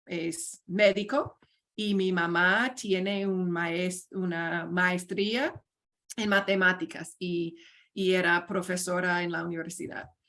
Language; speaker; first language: Spanish; non-native, fluent; English